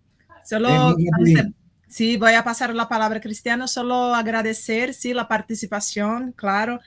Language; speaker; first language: Spanish; non-native, fluent; Portuguese